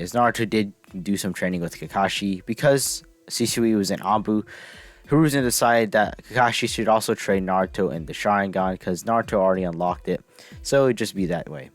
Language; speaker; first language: English; native; English